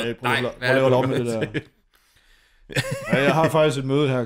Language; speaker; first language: Danish; native; Danish